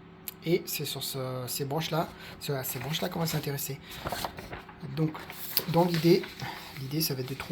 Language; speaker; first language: French; native; French